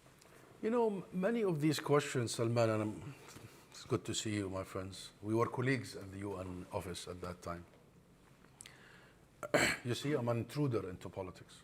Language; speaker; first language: English; non-native, fluent; Arabic